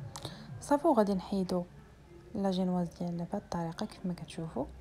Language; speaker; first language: Arabic; native; Arabic